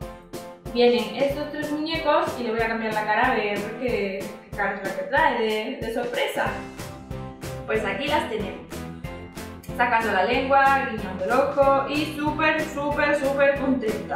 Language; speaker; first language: Spanish; native; Spanish